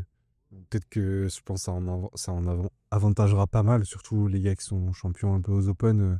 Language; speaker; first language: French; native; French